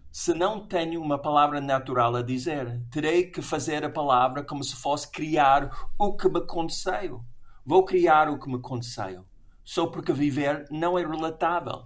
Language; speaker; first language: Portuguese; non-native, fluent; English